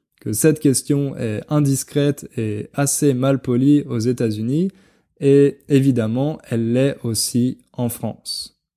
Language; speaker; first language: French; native; French